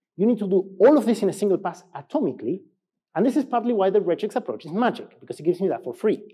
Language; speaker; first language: English; non-native, fluent; Spanish